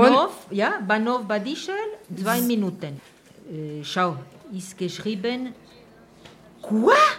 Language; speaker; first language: German; non-native, learner; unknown